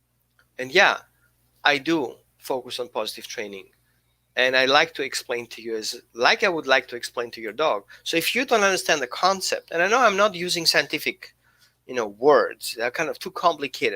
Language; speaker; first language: English; non-native, fluent; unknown